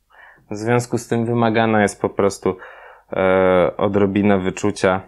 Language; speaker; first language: Polish; native; Polish